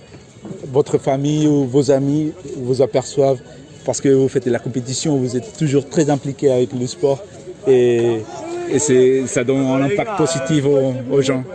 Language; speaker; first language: French; non-native, learner; Spanish